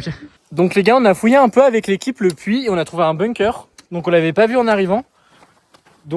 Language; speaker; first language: French; native; French